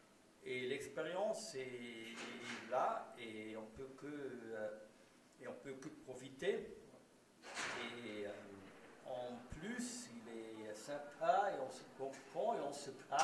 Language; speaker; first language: French; non-native, local second language; German